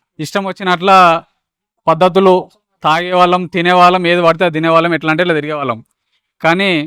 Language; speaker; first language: Telugu; native; Telugu